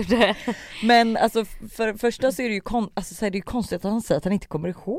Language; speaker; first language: Swedish; native; Swedish